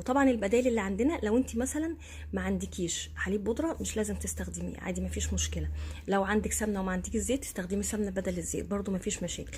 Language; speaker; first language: Arabic; native; Arabic